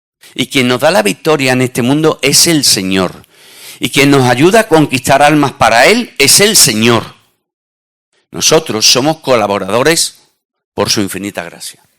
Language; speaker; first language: Spanish; native; Spanish